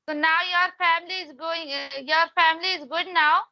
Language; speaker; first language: English; non-native, learner; Hindi